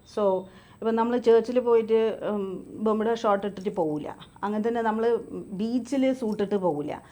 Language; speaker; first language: Malayalam; early bilingual, other home language; English